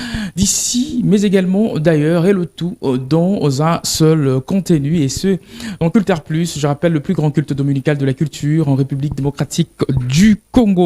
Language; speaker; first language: French; non-native, local second language; Lingala